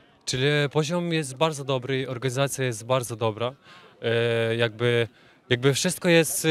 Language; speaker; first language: Polish; non-native, fluent; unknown